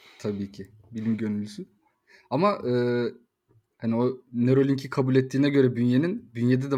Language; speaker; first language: Turkish; native; Turkish